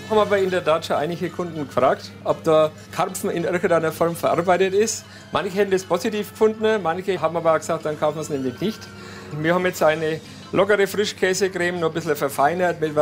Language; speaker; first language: German; native; German